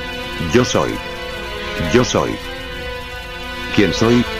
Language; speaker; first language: Spanish; native; Spanish